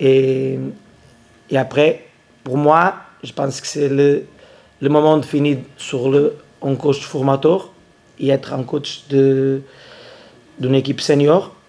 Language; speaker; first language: French; non-native, learner; Portuguese